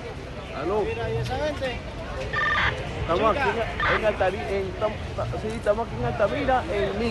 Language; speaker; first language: Spanish; native; Spanish